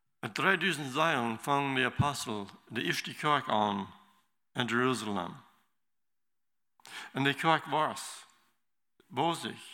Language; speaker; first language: German; non-native, learner; Low German